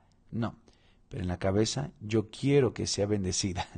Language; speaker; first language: Spanish; non-native, fluent; Portuguese